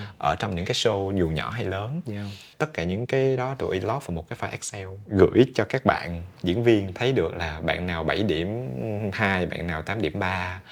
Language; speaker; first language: Vietnamese; native; Vietnamese